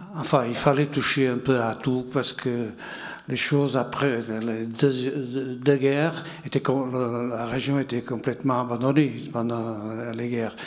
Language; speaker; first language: French; non-native, fluent; Portuguese